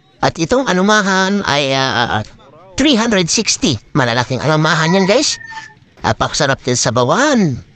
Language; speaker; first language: Filipino; non-native, local second language; Cebuano